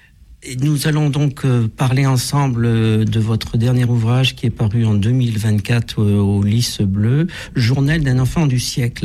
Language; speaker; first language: French; native; French